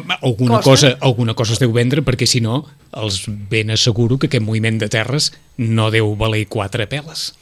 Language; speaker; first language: Catalan; native; Catalan